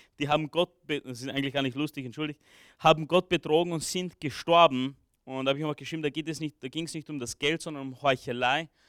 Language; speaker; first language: German; early bilingual, other home language; Romanian